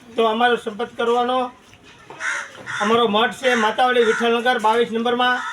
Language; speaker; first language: Gujarati; native; Gujarati